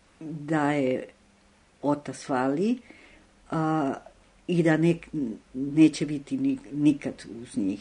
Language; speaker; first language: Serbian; non-native, fluent; Spanish